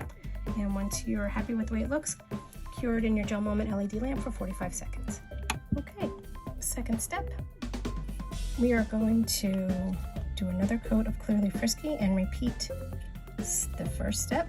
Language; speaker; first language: English; native; English